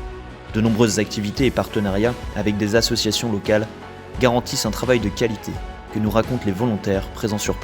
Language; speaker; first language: French; native; French